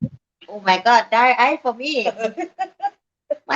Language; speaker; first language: English; non-native, learner; Thai